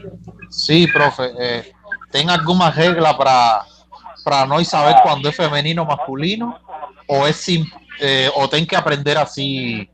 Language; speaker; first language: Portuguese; non-native, learner; Spanish